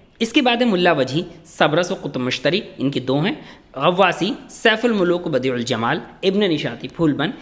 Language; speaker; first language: Urdu; native; Urdu